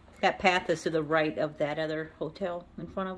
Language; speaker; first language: English; native; English